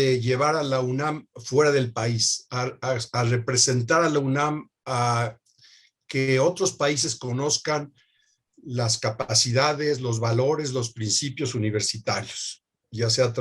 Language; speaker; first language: Spanish; native; Spanish